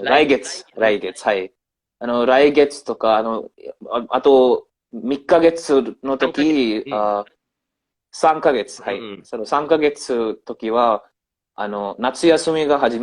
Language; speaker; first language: Japanese; non-native, learner; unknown